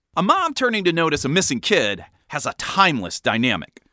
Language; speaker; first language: English; native; English